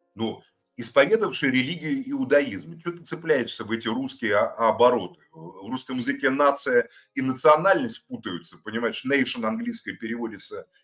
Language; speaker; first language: Russian; native; Russian